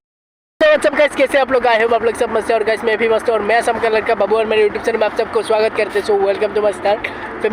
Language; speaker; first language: Hindi; non-native, local second language; Assamese